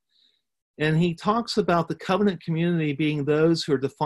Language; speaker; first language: English; native; English